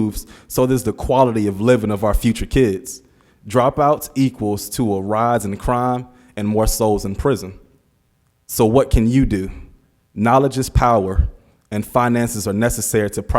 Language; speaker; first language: English; native; English